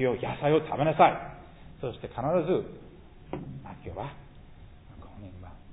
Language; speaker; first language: Japanese; non-native, fluent; English